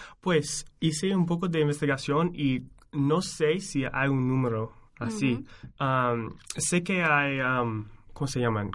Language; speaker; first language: Spanish; non-native, fluent; English